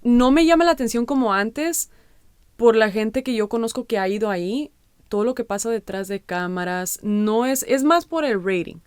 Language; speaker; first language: Spanish; early bilingual, heritage; Spanish